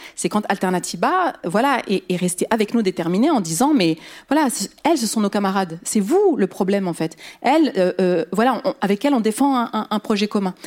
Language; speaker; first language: French; early bilingual, other home language; Riffian